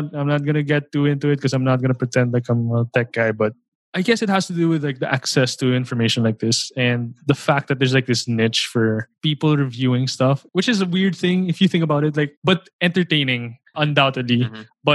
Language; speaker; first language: English; non-native, local second language; Filipino